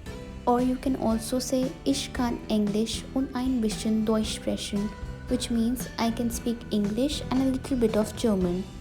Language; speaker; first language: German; non-native, fluent; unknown